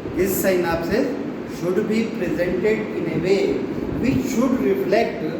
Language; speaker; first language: English; non-native, local second language; Urdu